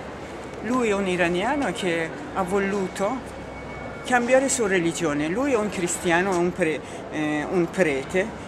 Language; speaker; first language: Italian; non-native, learner; Persian